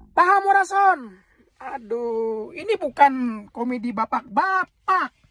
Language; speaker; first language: Indonesian; native; Indonesian